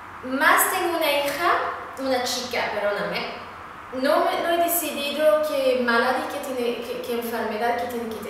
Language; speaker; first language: Spanish; non-native, fluent; Swedish